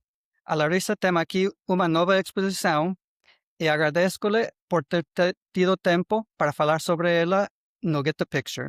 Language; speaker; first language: Portuguese; non-native, learner; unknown